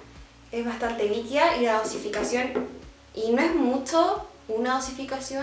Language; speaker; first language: Spanish; native; Spanish